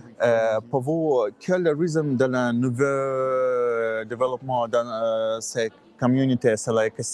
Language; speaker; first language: French; non-native, learner; English